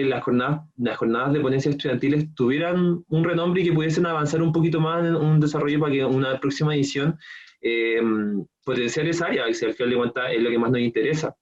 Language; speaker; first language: Spanish; native; Spanish